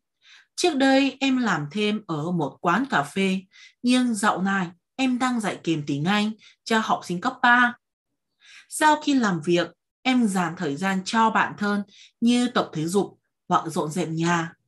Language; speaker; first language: Vietnamese; non-native, fluent; Korean